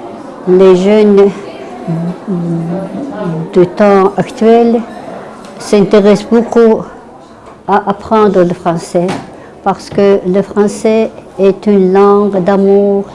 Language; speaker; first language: French; non-native, learner; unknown